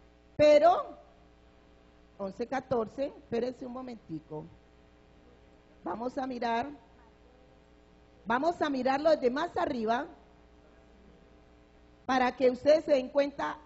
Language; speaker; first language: Spanish; native; Spanish